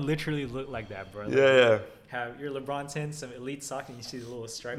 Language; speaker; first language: English; early bilingual, other home language; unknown